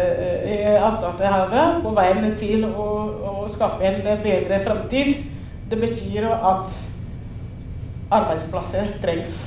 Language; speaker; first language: Norwegian; non-native, fluent; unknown